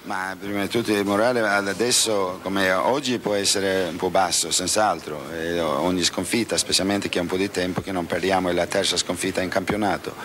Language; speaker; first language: Italian; non-native, fluent; Swedish